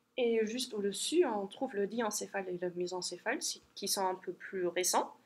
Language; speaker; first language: French; non-native, fluent; German